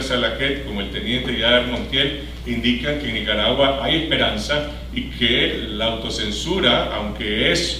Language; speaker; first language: Spanish; native; Spanish